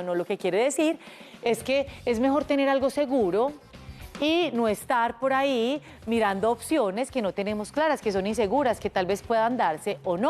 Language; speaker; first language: Spanish; native; Spanish